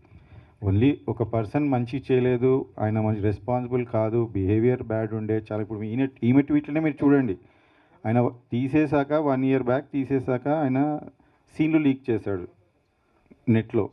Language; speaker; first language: Telugu; native; Telugu